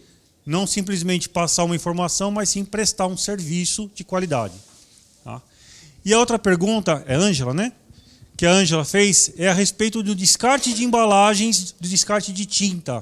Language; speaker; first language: Portuguese; native; Portuguese